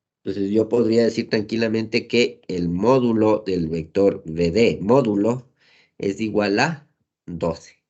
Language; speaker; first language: Spanish; native; Spanish